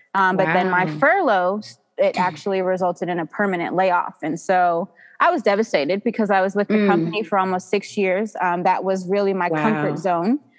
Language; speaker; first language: English; native; English